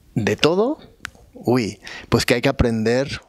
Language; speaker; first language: Spanish; native; Spanish